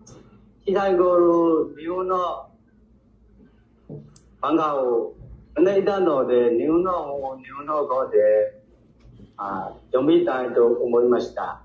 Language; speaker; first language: Japanese; non-native, learner; Nepali